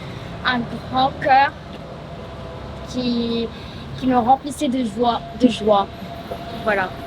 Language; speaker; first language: French; non-native, local second language; Arabic